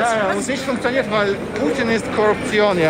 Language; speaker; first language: German; non-native, fluent; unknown